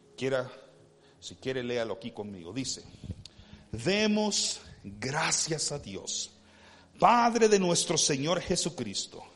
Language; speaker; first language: Spanish; early bilingual, heritage; Spanish